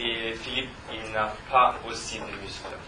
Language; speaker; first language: French; non-native, learner; German